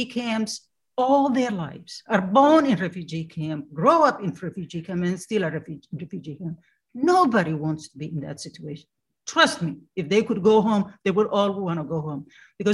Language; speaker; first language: English; non-native, fluent; Somali